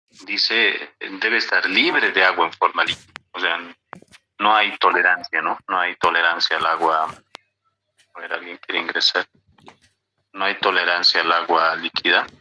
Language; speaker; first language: Spanish; native; Spanish